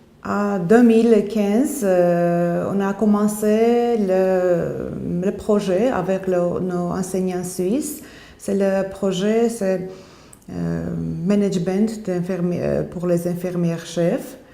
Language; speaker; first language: French; non-native, fluent; Armenian